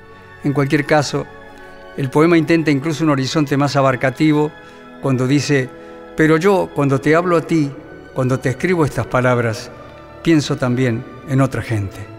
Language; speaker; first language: Spanish; native; Spanish